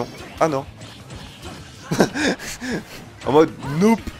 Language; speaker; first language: French; native; French